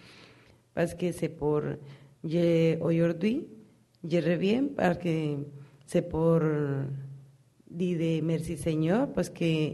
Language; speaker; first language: French; non-native, learner; Spanish